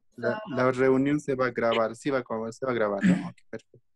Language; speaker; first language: Spanish; native; Spanish